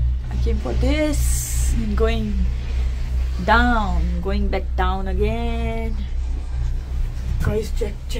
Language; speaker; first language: English; non-native, local second language; Hindi